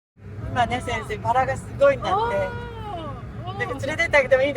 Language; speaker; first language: Japanese; native; Japanese